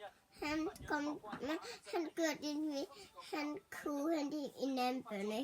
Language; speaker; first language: Danish; early bilingual, other home language; Vietnamese